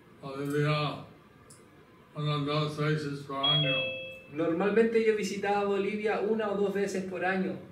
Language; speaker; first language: Spanish; non-native, learner; English